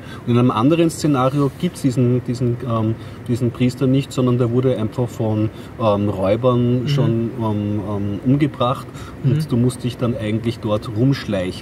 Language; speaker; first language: German; native; German